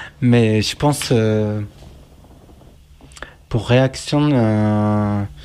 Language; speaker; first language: French; non-native, learner; Kurdish